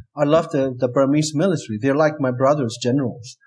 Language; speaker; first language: English; non-native, fluent; Burmese